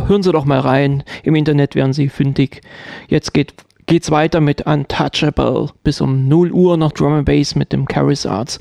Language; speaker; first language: German; native; German